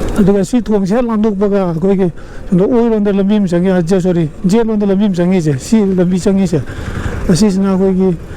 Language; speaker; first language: Manipuri; native; Manipuri